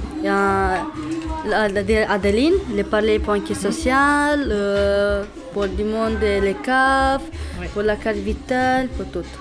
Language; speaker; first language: French; non-native, learner; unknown